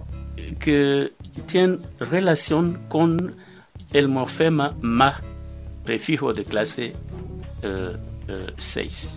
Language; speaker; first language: Spanish; non-native, fluent; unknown